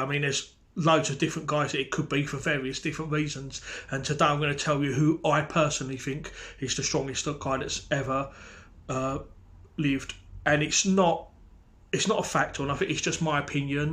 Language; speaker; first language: English; native; English